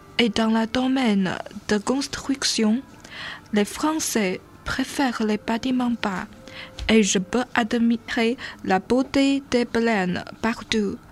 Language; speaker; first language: French; non-native, learner; Chinese